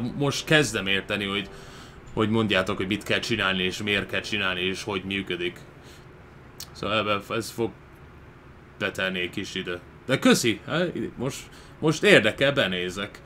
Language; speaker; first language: Hungarian; early bilingual, heritage; Hungarian